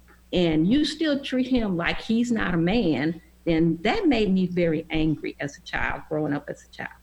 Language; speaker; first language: English; native; English